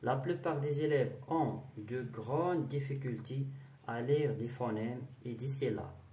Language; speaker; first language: French; non-native, local second language; Arabic